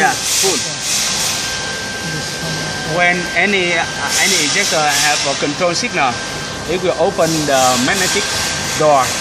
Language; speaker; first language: English; non-native, learner; Vietnamese